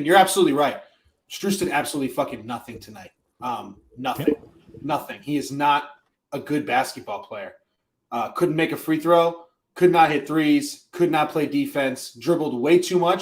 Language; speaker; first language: English; native; English